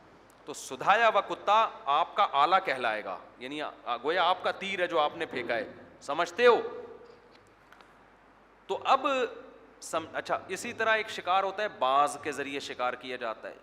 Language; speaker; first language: Urdu; native; Urdu